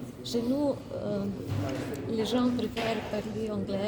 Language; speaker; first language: French; non-native, fluent; Slovenian